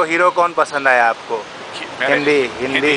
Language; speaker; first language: Hindi; native; Hindi